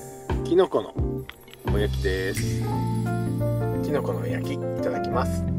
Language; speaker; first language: Japanese; native; Japanese